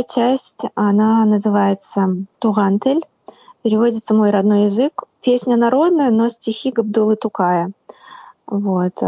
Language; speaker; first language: Russian; non-native, local second language; Tatar